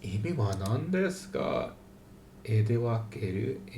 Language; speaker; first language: Japanese; non-native, learner; English